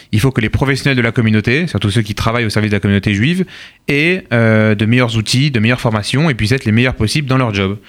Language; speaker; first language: French; native; French